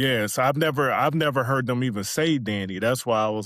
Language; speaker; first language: English; native; English